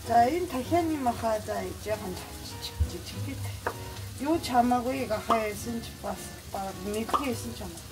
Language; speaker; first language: Mongolian; non-native, fluent; Japanese